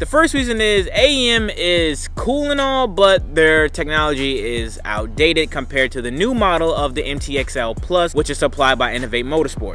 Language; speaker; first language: English; native; English